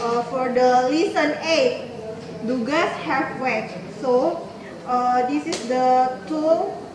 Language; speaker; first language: English; non-native, learner; Indonesian